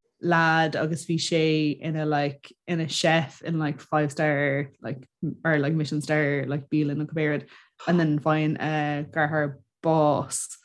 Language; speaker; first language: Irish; non-native, local second language; English